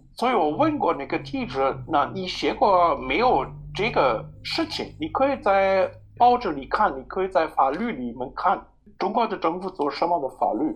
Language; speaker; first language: Chinese; non-native, learner; German